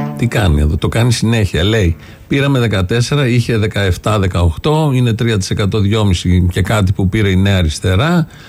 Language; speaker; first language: Greek; native; Greek